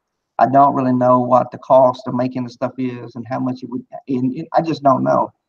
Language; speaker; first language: English; native; English